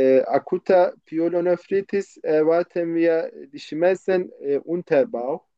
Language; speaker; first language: German; non-native, fluent; Turkish